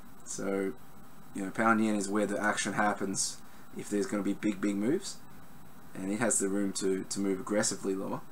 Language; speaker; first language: English; native; English